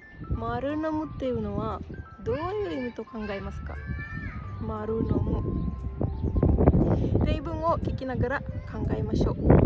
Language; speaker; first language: Japanese; non-native, fluent; Sinhala